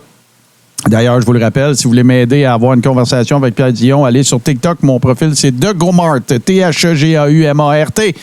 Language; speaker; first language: French; native; French